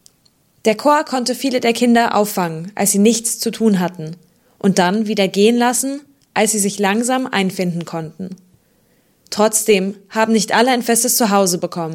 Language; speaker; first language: German; native; German